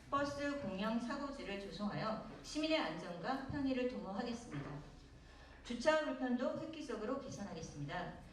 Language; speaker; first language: Korean; native; Korean